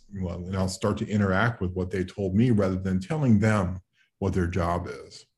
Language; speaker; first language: English; native; English